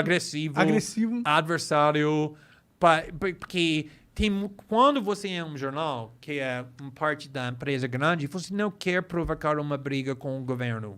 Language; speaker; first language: Portuguese; non-native, fluent; English